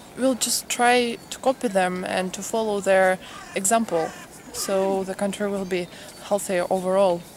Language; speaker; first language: English; non-native, fluent; Russian